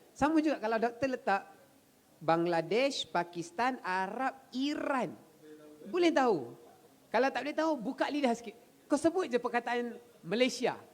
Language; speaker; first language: Malay; native; Malay